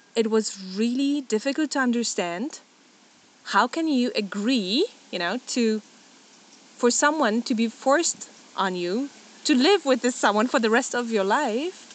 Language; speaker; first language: English; non-native, fluent; Polish